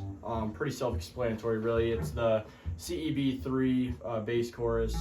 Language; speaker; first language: English; native; English